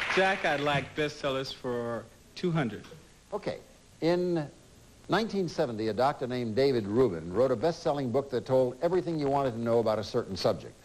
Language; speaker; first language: English; native; English